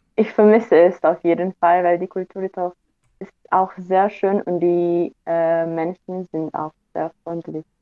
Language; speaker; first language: German; non-native, fluent; Romanian